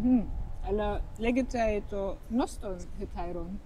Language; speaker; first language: Greek; non-native, fluent; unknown